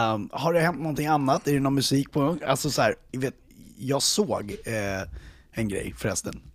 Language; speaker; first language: Swedish; native; Swedish